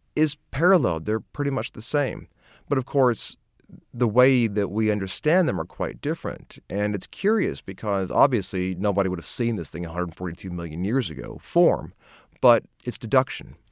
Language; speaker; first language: English; native; English